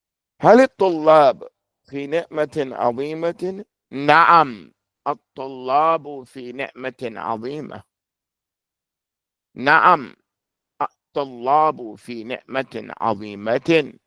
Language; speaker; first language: Arabic; non-native, fluent; English